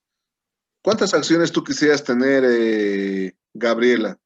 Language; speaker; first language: Spanish; native; Spanish